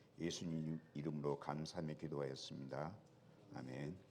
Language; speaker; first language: Korean; native; Korean